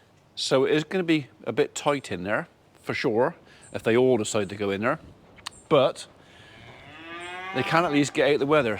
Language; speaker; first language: English; native; English